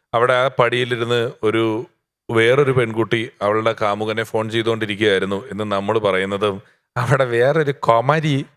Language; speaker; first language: Malayalam; native; Malayalam